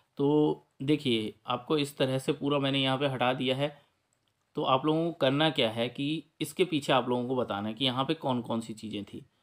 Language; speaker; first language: Hindi; native; Hindi